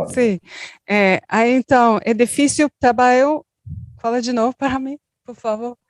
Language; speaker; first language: Portuguese; non-native, learner; Turkish